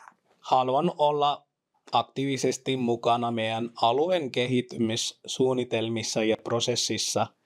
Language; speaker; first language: Finnish; non-native, fluent; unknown